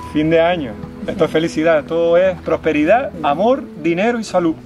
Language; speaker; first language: Spanish; native; Spanish